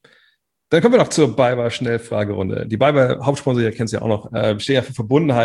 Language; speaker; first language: German; native; German